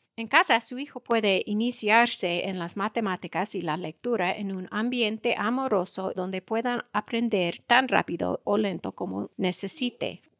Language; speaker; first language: Spanish; non-native, fluent; English